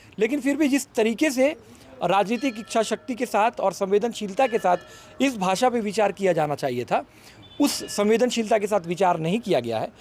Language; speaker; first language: Hindi; native; Hindi